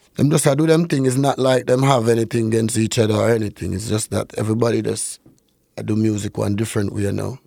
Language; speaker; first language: English; non-native, local second language; Jamaican Creole English